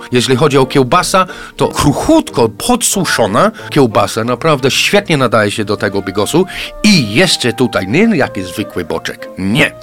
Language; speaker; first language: Polish; non-native, fluent; English